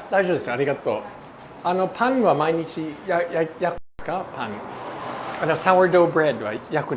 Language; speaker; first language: Japanese; non-native, fluent; English